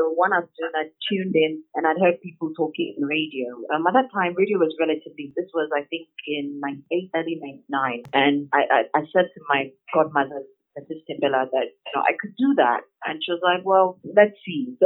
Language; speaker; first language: English; non-native, local second language; Akan